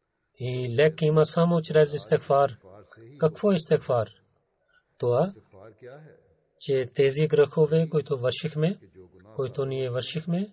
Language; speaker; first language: Bulgarian; non-native, learner; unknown